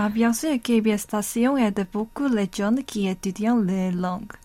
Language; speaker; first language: French; non-native, learner; Korean